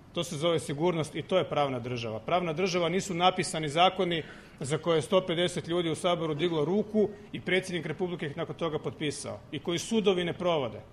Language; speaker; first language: Croatian; native; Croatian